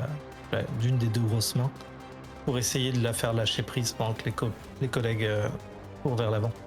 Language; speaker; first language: French; native; French